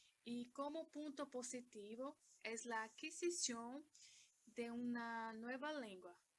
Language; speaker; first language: Spanish; non-native, learner; Portuguese